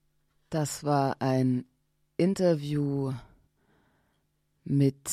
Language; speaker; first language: German; native; German